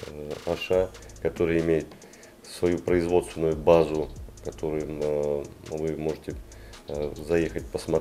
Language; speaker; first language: Russian; native; Russian